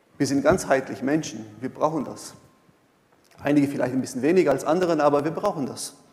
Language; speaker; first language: German; non-native, fluent; Portuguese